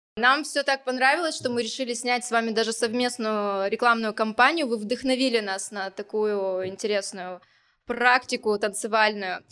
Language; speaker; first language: Russian; native; Russian